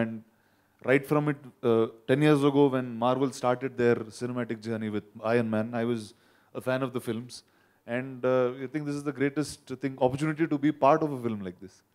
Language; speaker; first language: English; non-native, local second language; Telugu